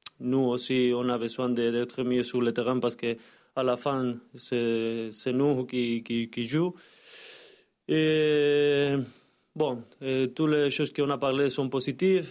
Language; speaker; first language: French; non-native, learner; Spanish